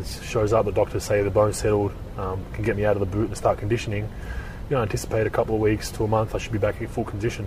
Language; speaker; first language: English; native; English